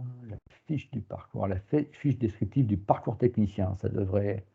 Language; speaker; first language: French; native; French